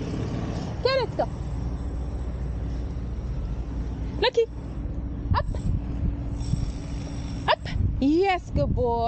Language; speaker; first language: English; non-native, fluent; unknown